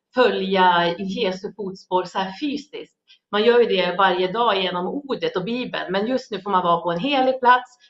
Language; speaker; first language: Swedish; native; Swedish